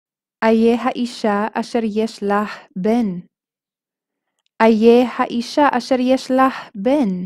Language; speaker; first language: Hebrew; non-native, fluent; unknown